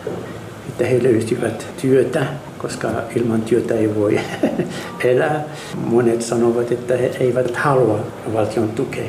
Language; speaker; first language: Finnish; non-native, learner; Arabic